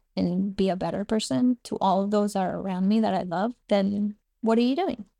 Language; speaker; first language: English; non-native, fluent; Spanish